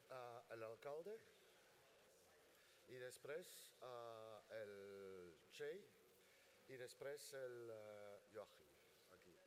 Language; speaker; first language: Catalan; non-native, fluent; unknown